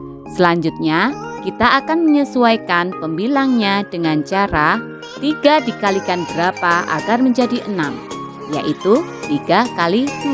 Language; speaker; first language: Indonesian; native; Indonesian